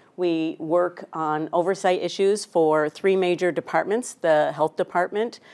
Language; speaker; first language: English; native; English